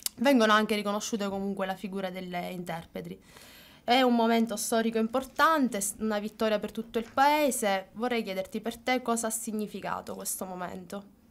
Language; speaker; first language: Italian; native; Italian